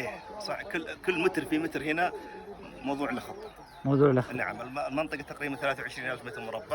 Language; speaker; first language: Arabic; native; Arabic